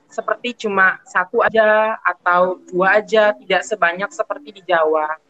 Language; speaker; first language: Indonesian; native; Indonesian